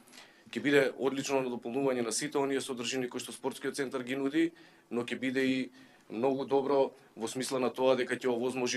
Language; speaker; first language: Macedonian; native; Macedonian